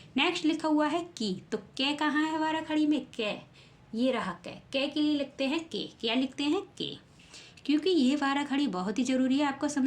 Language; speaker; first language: Hindi; native; Hindi